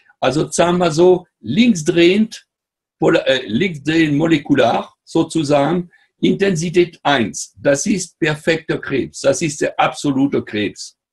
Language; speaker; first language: German; non-native, fluent; French